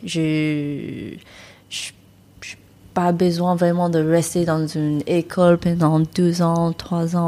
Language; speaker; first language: French; non-native, learner; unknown